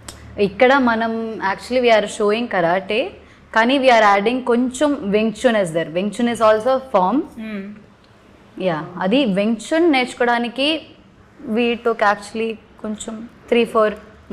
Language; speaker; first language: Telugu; non-native, learner; Malayalam